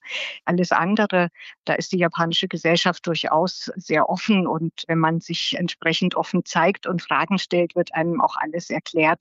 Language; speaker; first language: German; native; German